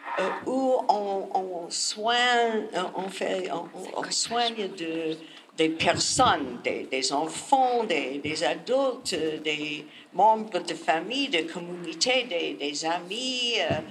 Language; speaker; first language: French; non-native, learner; English